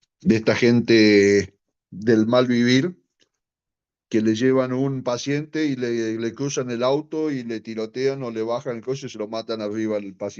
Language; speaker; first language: Spanish; native; Spanish